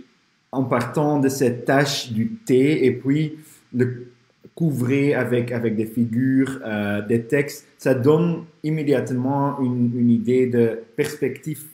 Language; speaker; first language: French; non-native, fluent; Dutch